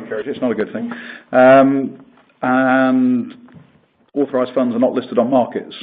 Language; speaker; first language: English; native; English